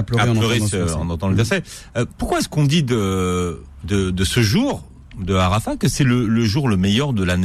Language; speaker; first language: French; native; French